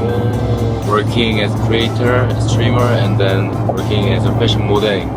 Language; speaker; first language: English; non-native, learner; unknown